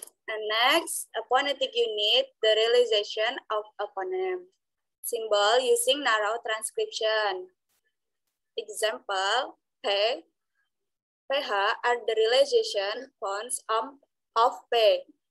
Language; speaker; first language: English; non-native, learner; Indonesian